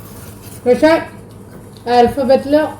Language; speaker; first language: Malayalam; native; Malayalam